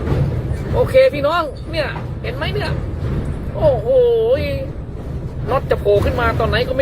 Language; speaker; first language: Thai; native; Thai